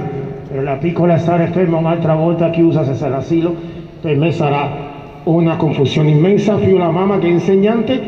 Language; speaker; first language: Italian; non-native, fluent; Spanish